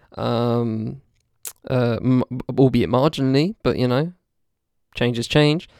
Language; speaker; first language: English; native; English